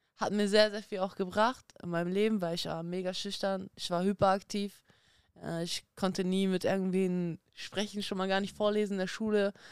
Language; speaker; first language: German; early bilingual, other home language; Russian